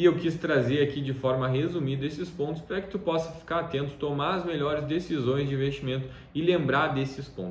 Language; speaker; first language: Portuguese; native; Portuguese